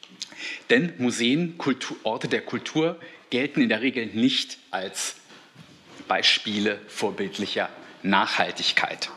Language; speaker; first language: German; native; German